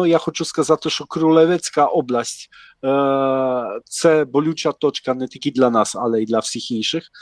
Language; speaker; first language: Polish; non-native, learner; Ukrainian